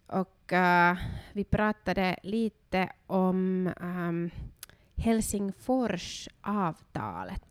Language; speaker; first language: Swedish; non-native, learner; Finnish